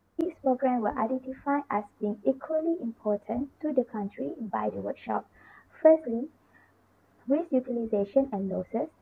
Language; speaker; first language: English; non-native, local second language; Malay